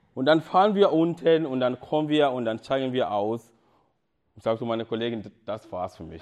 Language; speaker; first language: German; non-native, fluent; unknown